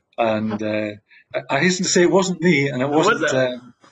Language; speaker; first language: English; native; English